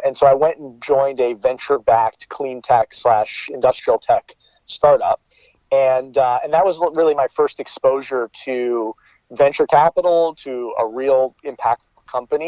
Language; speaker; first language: English; native; English